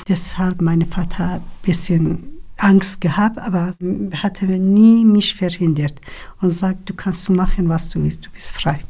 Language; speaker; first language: German; non-native, learner; Kurdish